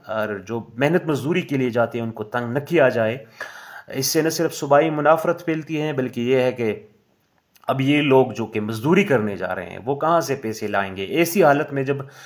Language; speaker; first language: Urdu; non-native, local second language; Pashto